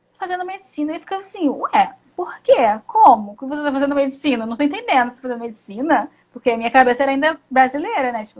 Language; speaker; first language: Portuguese; native; Portuguese